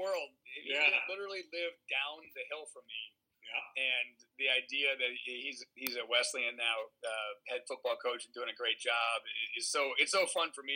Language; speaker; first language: English; native; English